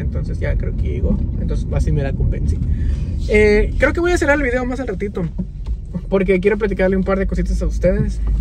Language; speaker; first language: Spanish; early bilingual, heritage; Spanish